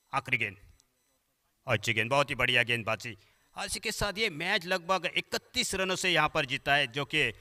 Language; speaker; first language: Hindi; non-native, local second language; Marathi